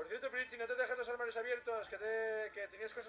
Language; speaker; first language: Spanish; native; Spanish